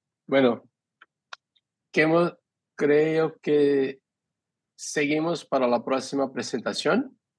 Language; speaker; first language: Spanish; non-native, fluent; Portuguese